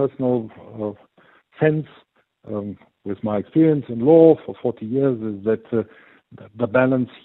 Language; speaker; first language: English; non-native, fluent; German